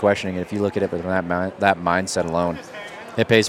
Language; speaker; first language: English; native; English